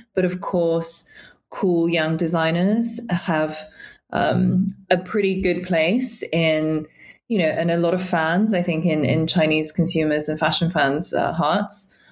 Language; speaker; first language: English; native; English